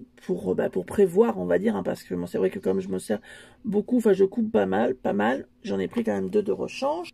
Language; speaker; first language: French; native; French